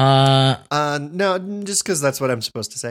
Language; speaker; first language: English; native; English